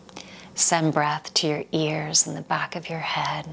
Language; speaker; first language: English; native; English